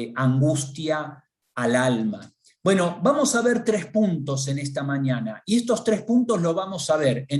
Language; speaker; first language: Spanish; native; Spanish